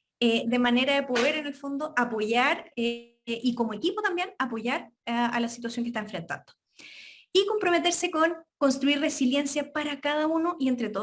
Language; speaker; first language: Spanish; native; Spanish